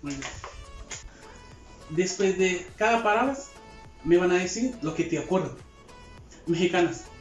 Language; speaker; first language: Spanish; non-native, learner; Haitian Creole